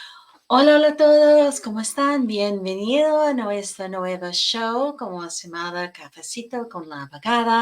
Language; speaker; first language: Spanish; non-native, fluent; English